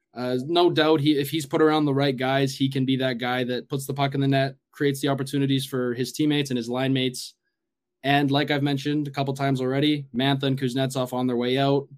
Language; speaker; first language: English; native; English